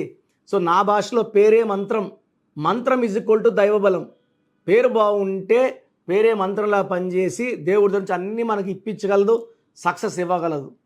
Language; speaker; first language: Telugu; native; Telugu